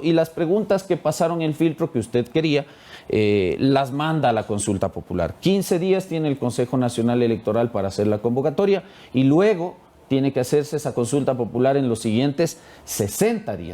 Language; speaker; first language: Spanish; native; Spanish